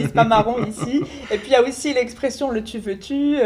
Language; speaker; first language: French; native; French